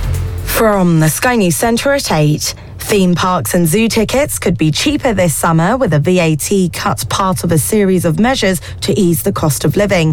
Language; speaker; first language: English; native; English